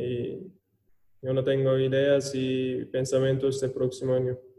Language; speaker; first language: Spanish; non-native, learner; Turkish